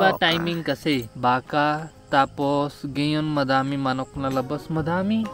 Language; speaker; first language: Filipino; non-native, learner; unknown